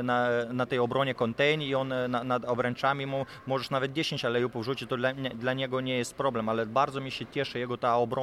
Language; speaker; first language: Polish; non-native, fluent; Lithuanian